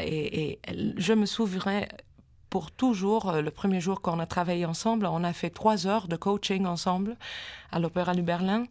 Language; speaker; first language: French; non-native, fluent; English